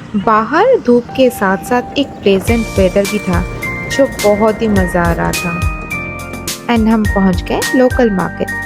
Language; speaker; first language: Hindi; non-native, local second language; Bangla